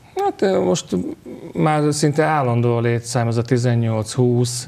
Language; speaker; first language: Hungarian; native; Hungarian